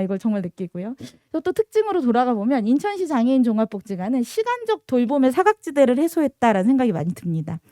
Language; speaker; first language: Korean; native; Korean